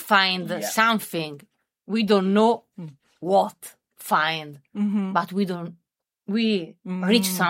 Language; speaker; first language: English; non-native, learner; Italian